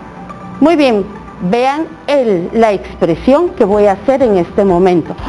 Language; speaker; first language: Spanish; native; Spanish